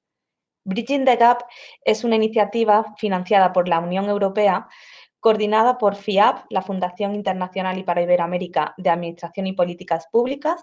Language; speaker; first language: Spanish; native; Spanish